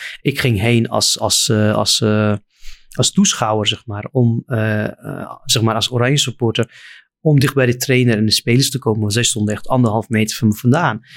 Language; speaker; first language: Dutch; non-native, fluent; Arabic